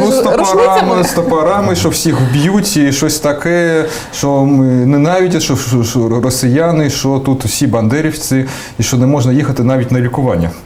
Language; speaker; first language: Ukrainian; early bilingual, heritage; Russian